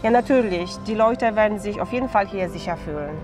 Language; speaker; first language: German; non-native, fluent; Polish